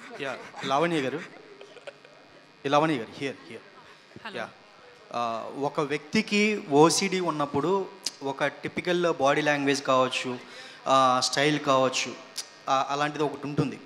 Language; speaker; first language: Telugu; native; Telugu